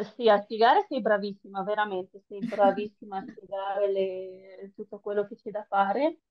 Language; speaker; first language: Italian; non-native, fluent; Romanian